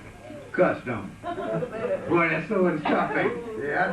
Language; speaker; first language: English; native; English